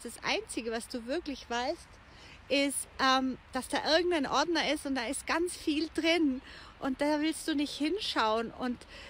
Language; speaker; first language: German; native; German